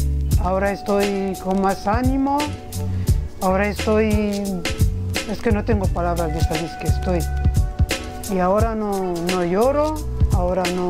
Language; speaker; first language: Spanish; non-native, learner; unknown